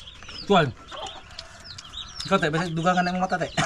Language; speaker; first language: Filipino; non-native, local second language; Cebuano